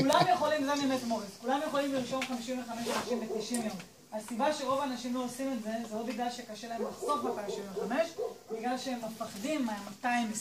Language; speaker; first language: Hebrew; native; Hebrew